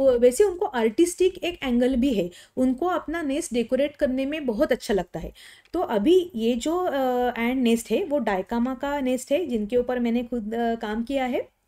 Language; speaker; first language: Hindi; non-native, local second language; Marathi